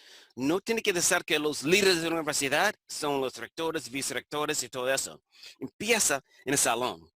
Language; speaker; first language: Spanish; non-native, fluent; English